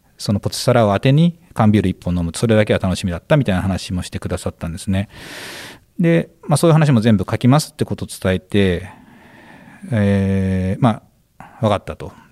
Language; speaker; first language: Japanese; native; Japanese